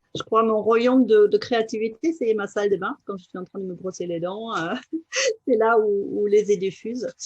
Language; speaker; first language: French; non-native, fluent; German